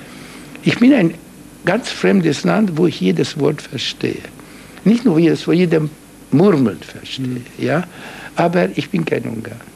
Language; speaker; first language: German; non-native, fluent; Hungarian